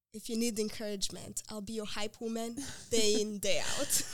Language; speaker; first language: English; non-native, local second language; Kinyarwanda